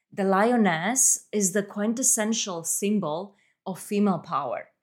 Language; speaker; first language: English; non-native, fluent; Romanian